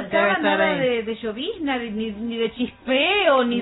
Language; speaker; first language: Spanish; native; Spanish